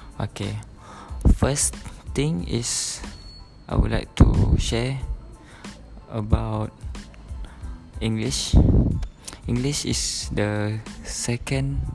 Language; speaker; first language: English; non-native, learner; Malay